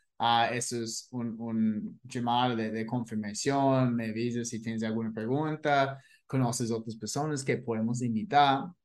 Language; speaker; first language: Spanish; non-native, fluent; English